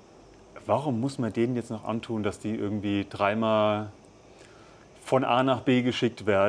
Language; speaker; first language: German; native; German